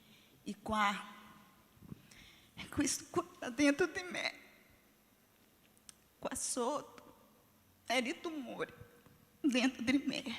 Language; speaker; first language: Italian; non-native, learner; Portuguese